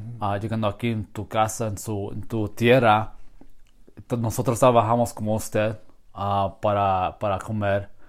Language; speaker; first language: Spanish; non-native, learner; English